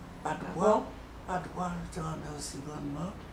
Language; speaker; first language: French; non-native, local second language; Guadeloupean Creole French